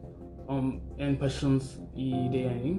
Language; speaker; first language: Norwegian; non-native, learner; Persian